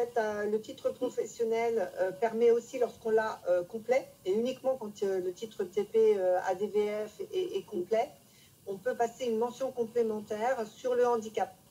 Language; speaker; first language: French; native; French